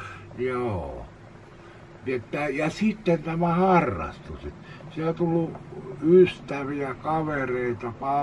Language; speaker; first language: Finnish; native; Finnish